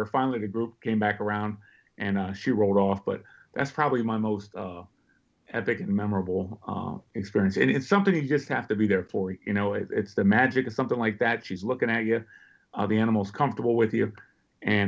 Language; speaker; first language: English; native; English